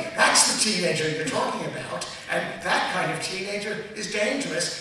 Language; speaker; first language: English; native; English